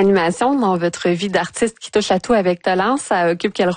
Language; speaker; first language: French; native; French